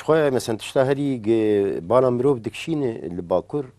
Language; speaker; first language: Kurdish; native; Kurdish